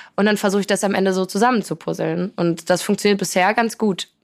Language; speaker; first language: German; early bilingual, other home language; Polish